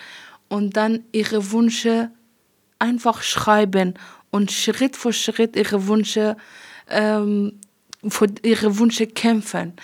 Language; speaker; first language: German; non-native, learner; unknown